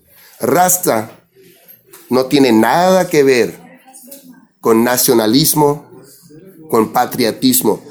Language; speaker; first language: Spanish; early bilingual, heritage; English